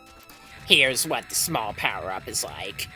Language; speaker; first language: English; native; English